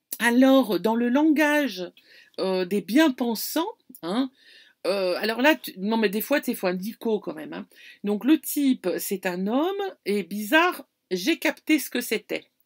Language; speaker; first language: French; native; French